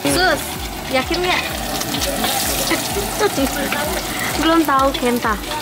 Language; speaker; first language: Indonesian; native; Indonesian